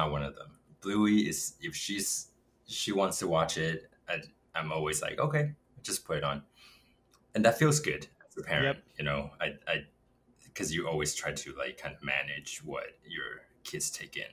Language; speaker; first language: English; non-native, fluent; Chinese